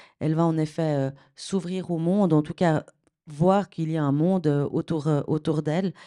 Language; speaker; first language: French; native; French